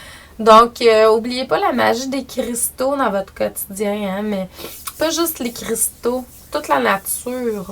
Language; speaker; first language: French; native; French